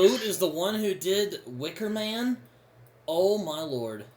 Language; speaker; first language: English; native; English